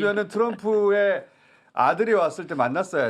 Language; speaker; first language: Korean; native; Korean